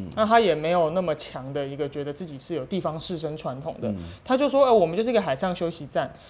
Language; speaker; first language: Chinese; native; Chinese